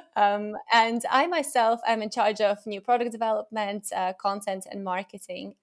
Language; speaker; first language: English; non-native, fluent; Latvian